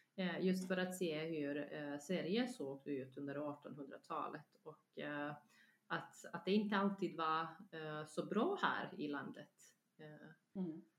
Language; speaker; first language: Swedish; non-native, fluent; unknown